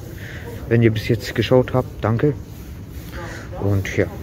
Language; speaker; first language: German; early bilingual, other home language; Turkish